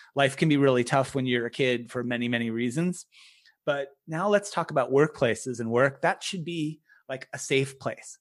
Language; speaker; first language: English; native; English